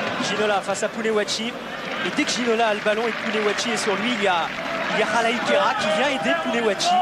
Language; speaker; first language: French; native; French